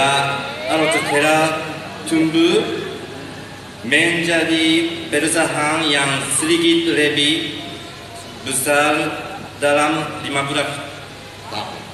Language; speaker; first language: Indonesian; non-native, learner; Japanese